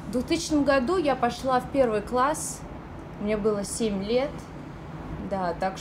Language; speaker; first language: Russian; native; Russian